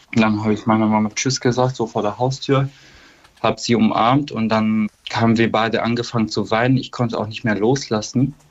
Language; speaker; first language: German; non-native, fluent; Arabic